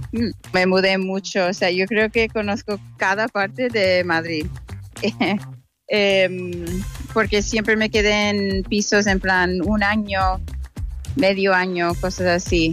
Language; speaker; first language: Spanish; non-native, fluent; English